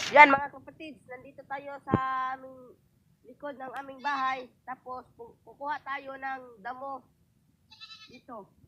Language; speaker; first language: Filipino; non-native, local second language; Cebuano